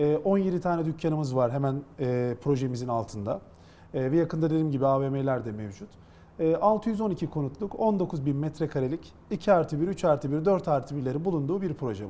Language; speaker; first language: Turkish; native; Turkish